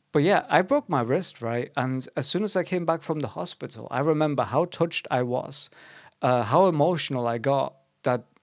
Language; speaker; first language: English; non-native, fluent; German